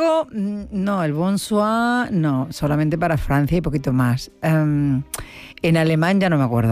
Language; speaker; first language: Spanish; native; Spanish